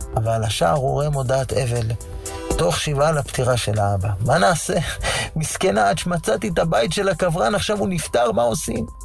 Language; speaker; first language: Hebrew; native; Hebrew